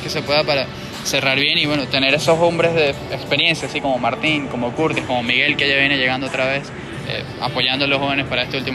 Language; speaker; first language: Spanish; native; Spanish